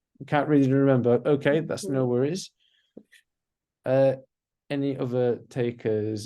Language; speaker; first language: English; native; English